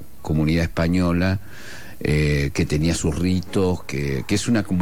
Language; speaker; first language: Spanish; non-native, local second language; Asturian